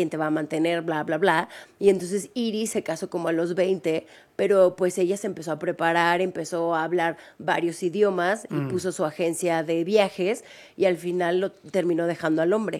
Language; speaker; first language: Spanish; native; Spanish